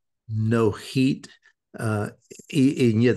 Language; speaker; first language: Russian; early bilingual, heritage; English